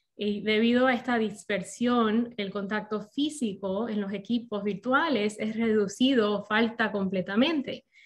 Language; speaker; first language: Spanish; non-native, fluent; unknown